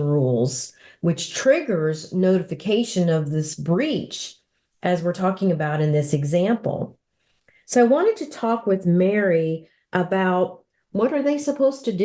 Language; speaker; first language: English; native; English